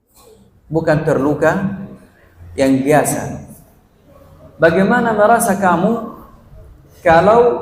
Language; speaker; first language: Indonesian; non-native, fluent; Arabic